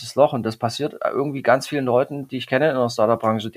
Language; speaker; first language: German; native; German